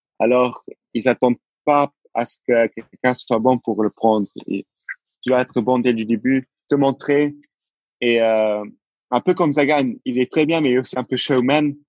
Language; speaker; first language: French; non-native, local second language; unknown